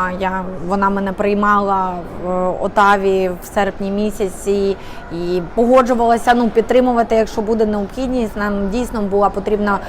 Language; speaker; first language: Ukrainian; native; Ukrainian